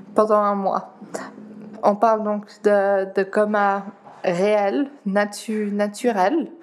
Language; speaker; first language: French; non-native, fluent; Dutch